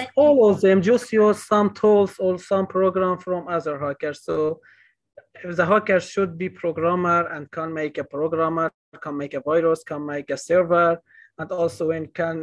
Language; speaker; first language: English; non-native, learner; Kurdish